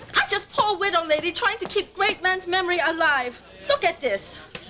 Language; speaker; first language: English; native; English